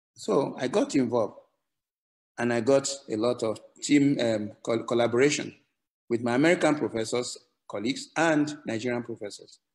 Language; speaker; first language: English; non-native, local second language; Yoruba